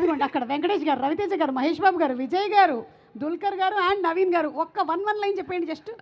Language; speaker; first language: Telugu; native; Telugu